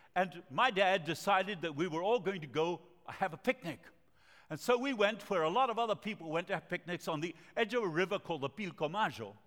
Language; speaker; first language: English; non-native, fluent; Spanish